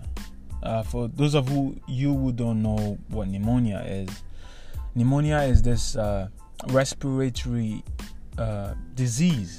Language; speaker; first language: English; non-native, local second language; Igbo